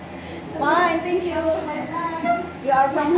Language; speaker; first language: English; non-native, learner; Filipino